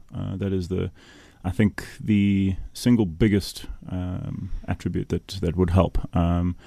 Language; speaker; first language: English; native; English